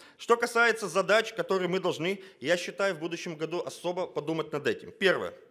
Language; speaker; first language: Russian; native; Russian